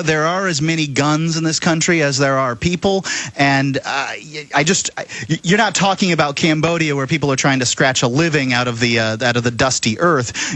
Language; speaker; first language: English; native; English